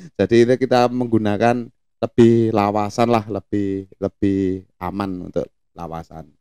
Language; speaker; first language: Indonesian; non-native, local second language; Javanese